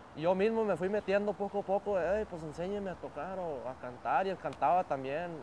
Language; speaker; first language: Spanish; early bilingual, heritage; Spanish